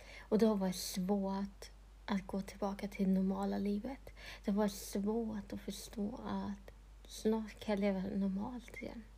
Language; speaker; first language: Swedish; non-native, local second language; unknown